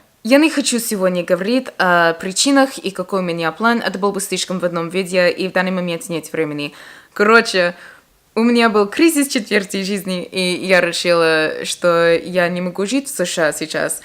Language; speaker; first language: Russian; non-native, fluent; English